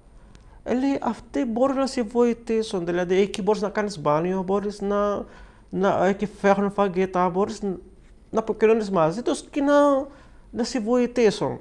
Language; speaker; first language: Greek; non-native, learner; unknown